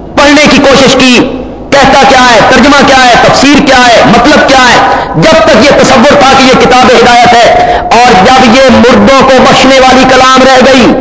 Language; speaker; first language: Urdu; non-native, local second language; Punjabi